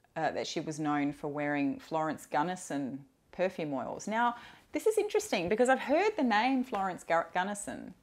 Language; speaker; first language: English; native; English